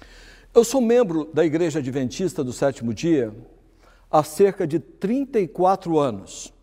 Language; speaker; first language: Portuguese; native; Portuguese